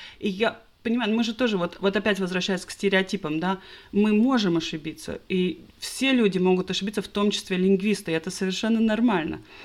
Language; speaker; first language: Russian; non-native, local second language; Latvian